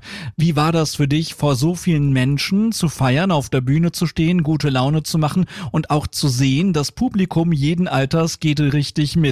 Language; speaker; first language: German; native; German